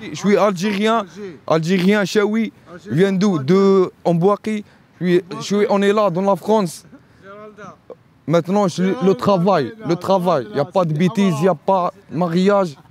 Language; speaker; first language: French; non-native, learner; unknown